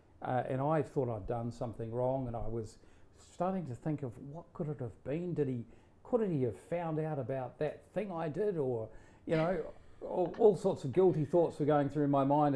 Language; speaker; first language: English; native; English